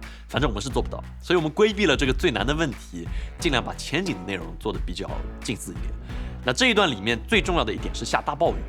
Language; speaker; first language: Chinese; native; Chinese